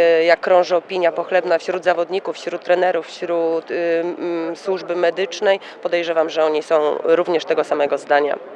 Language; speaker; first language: Polish; native; Polish